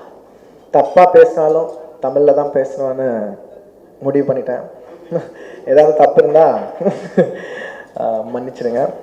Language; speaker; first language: Tamil; non-native, local second language; Telugu